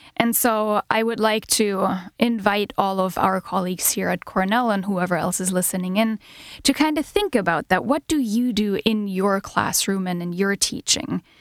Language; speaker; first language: English; non-native, fluent; German